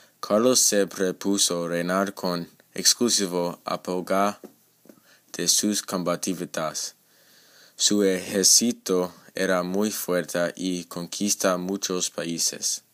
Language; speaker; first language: Spanish; non-native, learner; English